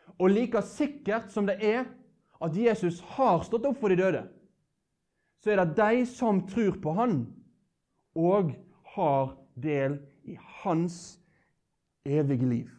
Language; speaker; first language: Norwegian; native; Norwegian